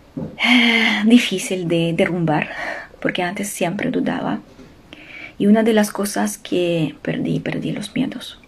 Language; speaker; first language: Spanish; non-native, fluent; Ukrainian